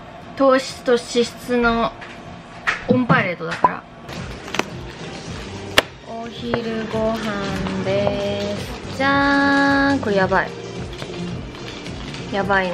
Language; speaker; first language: Japanese; native; Japanese